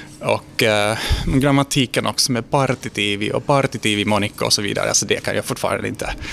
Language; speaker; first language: Swedish; non-native, fluent; Hungarian